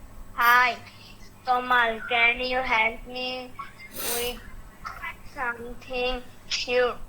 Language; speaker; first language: English; non-native, learner; Bangla